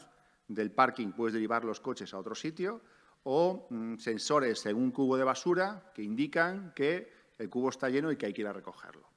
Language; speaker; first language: Spanish; native; Spanish